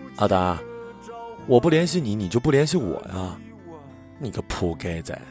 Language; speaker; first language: Chinese; native; Chinese